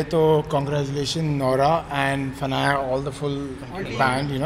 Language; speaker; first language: Hindi; native; Hindi